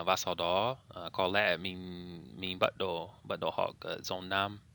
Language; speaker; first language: Vietnamese; non-native, learner; English